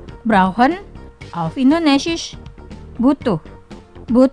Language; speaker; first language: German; non-native, fluent; Indonesian